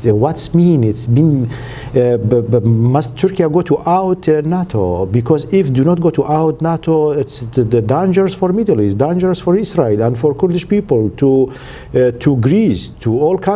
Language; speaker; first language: English; non-native, learner; Central Kurdish